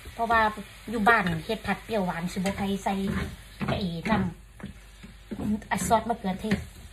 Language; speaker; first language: Thai; native; Thai